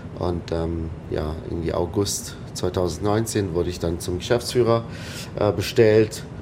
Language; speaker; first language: German; non-native, fluent; Arabic